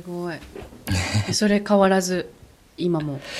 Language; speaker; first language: Japanese; native; Japanese